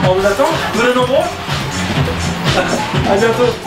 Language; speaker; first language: French; native; French